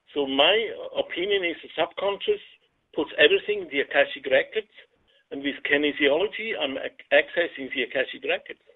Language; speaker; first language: English; non-native, fluent; Swiss German